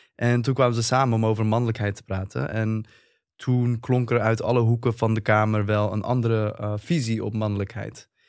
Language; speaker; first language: Dutch; early bilingual, other home language; Turkish